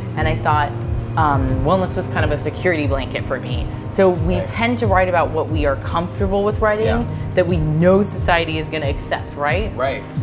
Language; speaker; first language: English; native; English